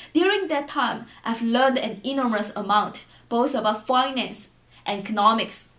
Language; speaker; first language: English; non-native, fluent; Chinese